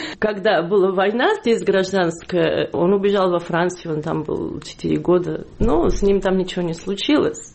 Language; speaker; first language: Russian; non-native, fluent; Catalan